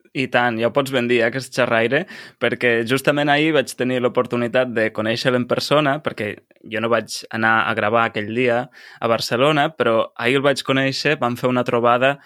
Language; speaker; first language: Catalan; native; Catalan